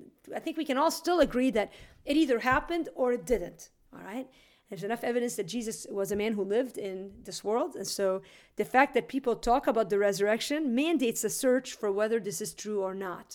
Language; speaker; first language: English; native; English